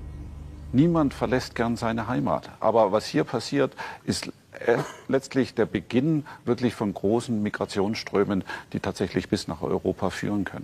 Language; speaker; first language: German; native; German